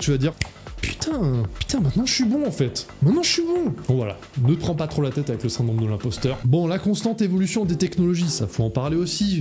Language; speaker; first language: French; native; French